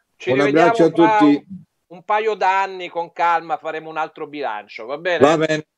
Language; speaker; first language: Italian; native; Italian